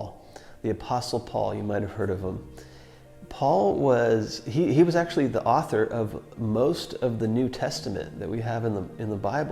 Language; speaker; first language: English; native; English